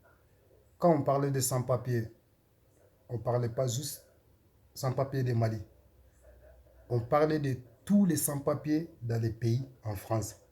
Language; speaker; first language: French; non-native, learner; Soninke